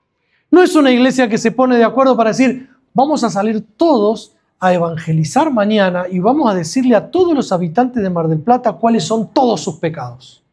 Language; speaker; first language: Spanish; native; Spanish